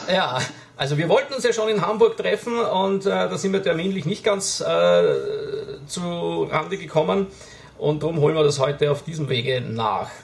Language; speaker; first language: German; native; German